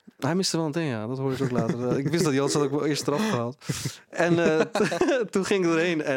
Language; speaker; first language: Dutch; early bilingual, other home language; Punjabi